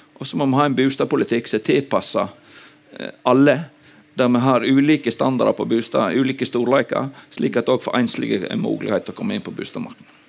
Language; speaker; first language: Norwegian; native; Norwegian